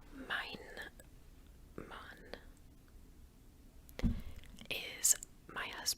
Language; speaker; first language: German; non-native, learner; English